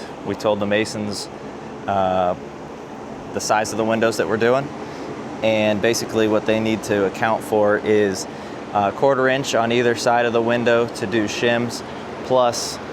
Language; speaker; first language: English; native; English